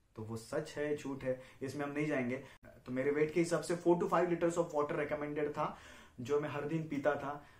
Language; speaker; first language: Hindi; non-native, local second language; Marathi